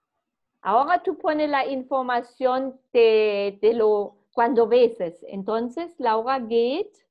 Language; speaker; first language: Spanish; non-native, fluent; German